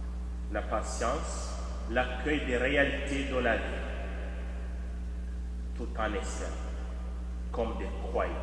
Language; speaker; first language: French; native; French